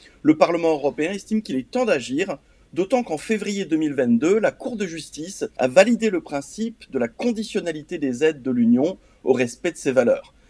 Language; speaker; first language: French; native; French